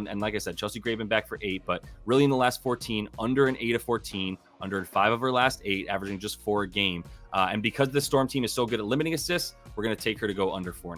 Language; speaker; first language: English; native; English